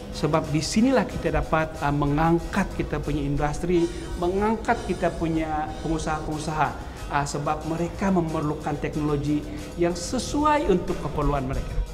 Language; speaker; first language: Malay; non-native, local second language; Central Dusun